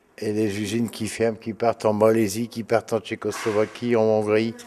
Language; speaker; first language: French; native; French